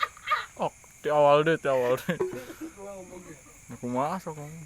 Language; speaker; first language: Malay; non-native, local second language; Sundanese